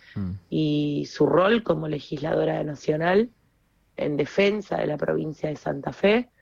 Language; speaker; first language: Spanish; native; Spanish